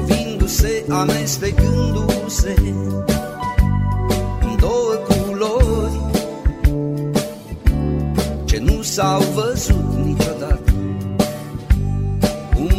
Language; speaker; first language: Romanian; native; Romanian